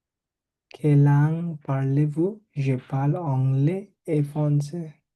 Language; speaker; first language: French; non-native, learner; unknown